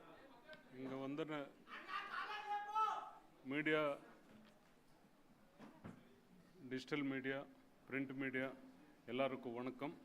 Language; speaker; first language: Tamil; non-native, local second language; Telugu